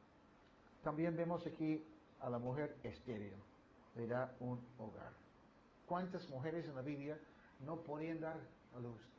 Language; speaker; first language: Spanish; non-native, fluent; English